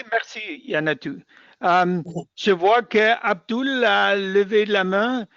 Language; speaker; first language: French; non-native, fluent; German